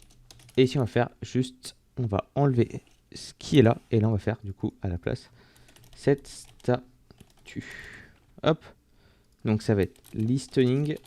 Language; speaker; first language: French; native; French